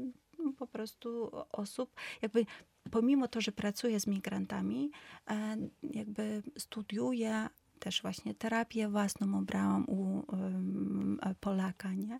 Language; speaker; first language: Polish; non-native, fluent; Ukrainian